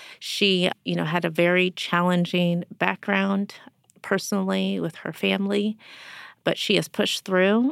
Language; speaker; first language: English; native; English